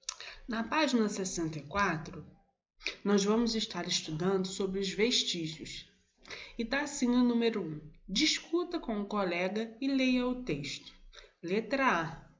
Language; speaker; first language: Portuguese; native; Portuguese